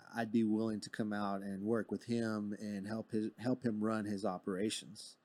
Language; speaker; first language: English; native; English